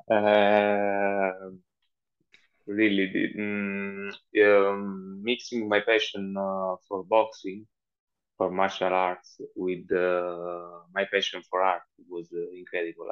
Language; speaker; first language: English; non-native, fluent; Italian